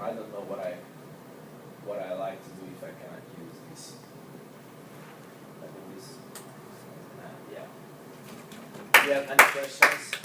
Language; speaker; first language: English; non-native, learner; Hungarian